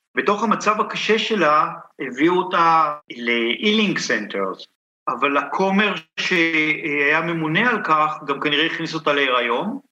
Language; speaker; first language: Hebrew; native; Hebrew